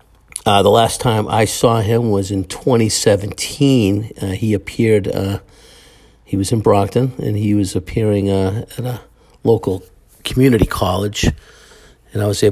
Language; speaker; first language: English; native; English